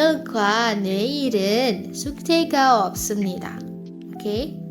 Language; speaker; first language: Korean; non-native, learner; Indonesian